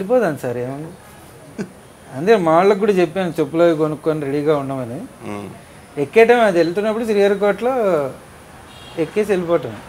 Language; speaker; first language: Telugu; native; Telugu